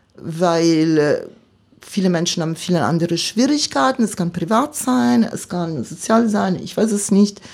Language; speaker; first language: German; non-native, fluent; Italian